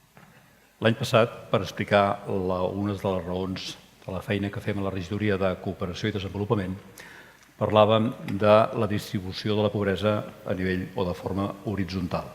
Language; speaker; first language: Catalan; native; Catalan